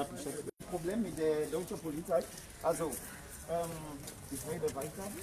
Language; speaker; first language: German; non-native, learner; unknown